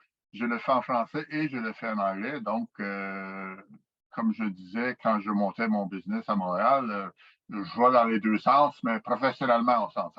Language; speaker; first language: French; native; French